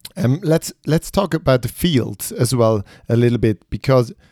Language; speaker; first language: English; non-native, fluent; Swiss German